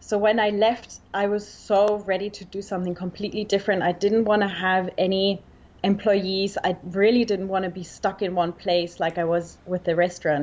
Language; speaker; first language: English; native; English